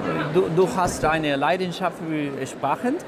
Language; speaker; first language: German; non-native, learner; Spanish